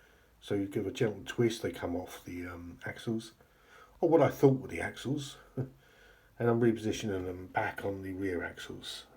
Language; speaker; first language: English; native; English